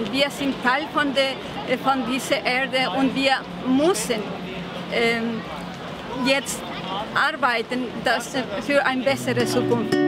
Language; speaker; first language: German; non-native, fluent; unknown